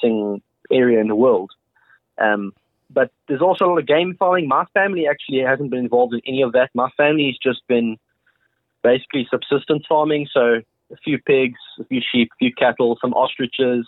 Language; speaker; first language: English; native; English